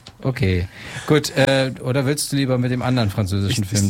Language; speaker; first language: German; native; German